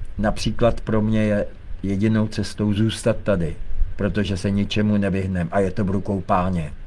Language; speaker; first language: Czech; native; Czech